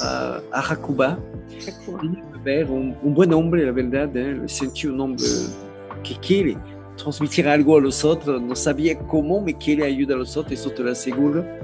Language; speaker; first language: Spanish; non-native, learner; French